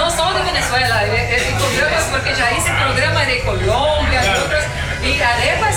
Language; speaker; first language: Spanish; non-native, learner; Portuguese